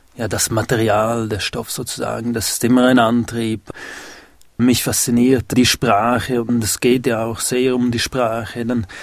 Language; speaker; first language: German; non-native, local second language; Romansh